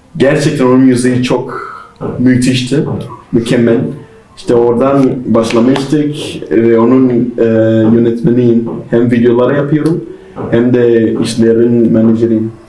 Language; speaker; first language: Turkish; non-native, fluent; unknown